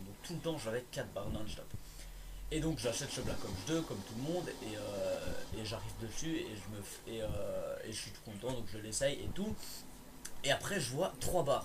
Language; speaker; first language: French; native; French